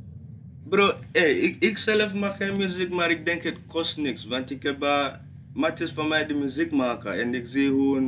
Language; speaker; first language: Dutch; non-native, fluent; English